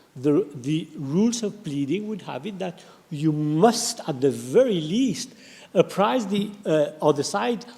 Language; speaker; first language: English; non-native, local second language; Morisyen